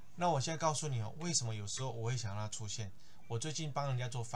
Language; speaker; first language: Chinese; native; Chinese